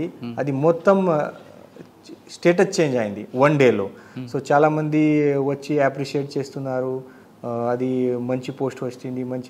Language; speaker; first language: Telugu; non-native, learner; Marathi